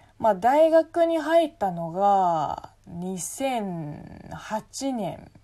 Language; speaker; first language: Japanese; non-native, fluent; Chinese